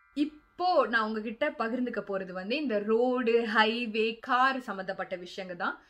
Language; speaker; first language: Tamil; early bilingual, heritage; Tamil